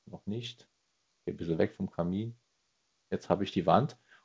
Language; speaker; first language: German; native; German